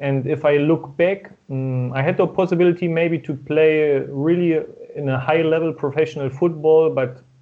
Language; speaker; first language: English; non-native, fluent; German